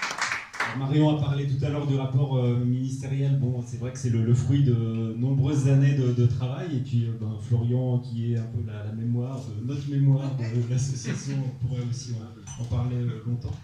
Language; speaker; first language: French; native; French